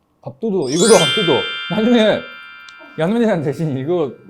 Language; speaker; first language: Korean; non-native, fluent; Chinese